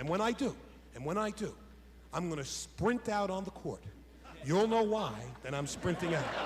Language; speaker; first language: English; native; English